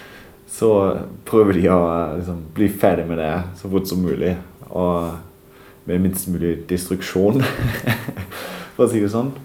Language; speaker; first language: Norwegian; non-native, fluent; German